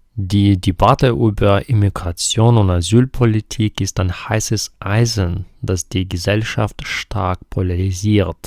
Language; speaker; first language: German; non-native, fluent; Ukrainian